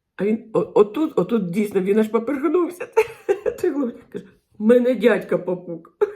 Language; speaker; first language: Ukrainian; non-native, local second language; Russian